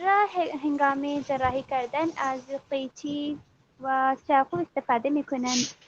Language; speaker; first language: Persian; non-native, learner; Urdu